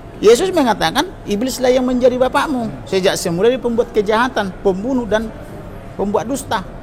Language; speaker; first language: Indonesian; non-native, local second language; Batak Toba